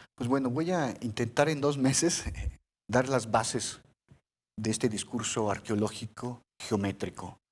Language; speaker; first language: Spanish; early bilingual, heritage; Spanish